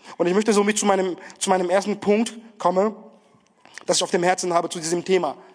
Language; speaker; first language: German; non-native, fluent; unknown